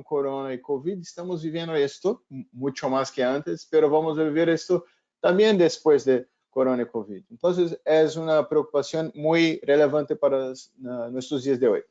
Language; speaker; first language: Spanish; non-native, fluent; Portuguese